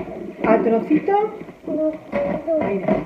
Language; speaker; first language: Spanish; native; Spanish